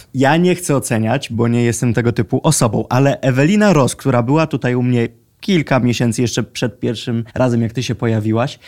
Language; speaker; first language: Polish; native; Polish